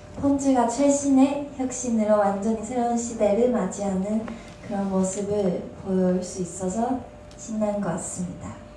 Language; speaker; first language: Korean; non-native, fluent; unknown